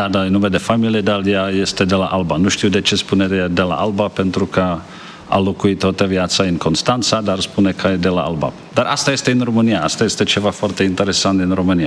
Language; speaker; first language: Romanian; non-native, learner; Czech